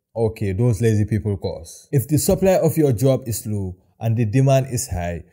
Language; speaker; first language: English; non-native, local second language; Wolof